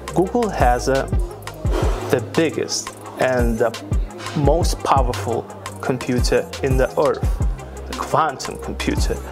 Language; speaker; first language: English; non-native, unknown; Lithuanian